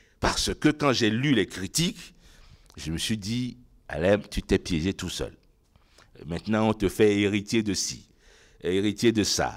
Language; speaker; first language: French; non-native, local second language; Ewe